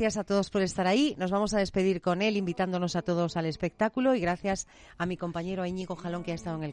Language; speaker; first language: Spanish; native; Spanish